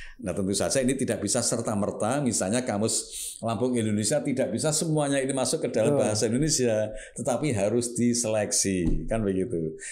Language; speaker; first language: Indonesian; non-native, local second language; Javanese